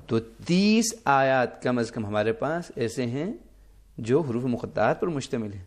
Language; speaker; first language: Urdu; non-native, local second language; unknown